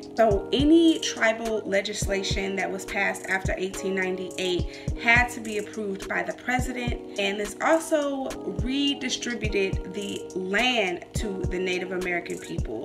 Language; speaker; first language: English; native; English